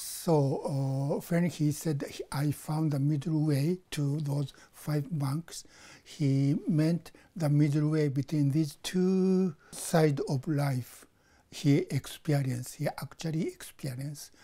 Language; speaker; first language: English; non-native, fluent; Japanese